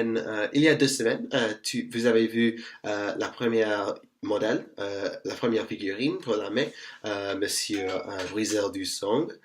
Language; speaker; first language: French; non-native, fluent; English